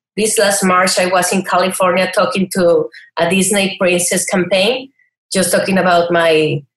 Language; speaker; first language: English; non-native, fluent; Spanish